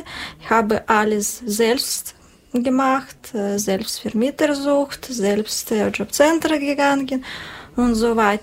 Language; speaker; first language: German; non-native, learner; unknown